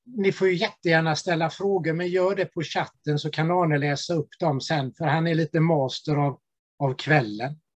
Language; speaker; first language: Swedish; native; Swedish